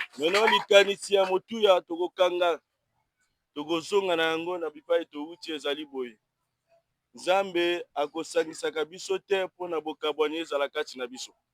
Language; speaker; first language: Lingala; native; Lingala